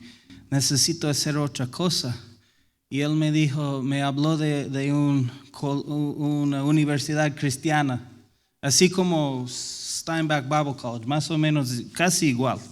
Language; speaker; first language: Spanish; non-native, fluent; English